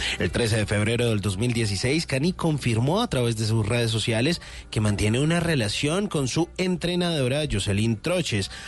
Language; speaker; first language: Spanish; native; Spanish